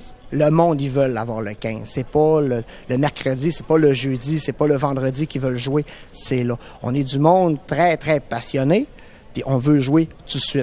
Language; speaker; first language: French; native; French